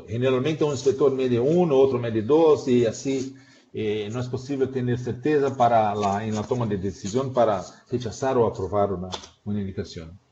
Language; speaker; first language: Spanish; non-native, fluent; Portuguese